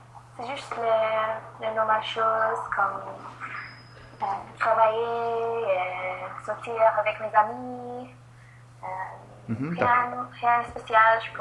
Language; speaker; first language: French; non-native, learner; English